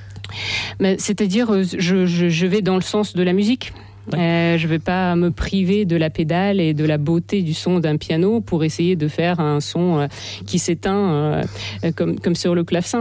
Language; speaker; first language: French; non-native, fluent; Russian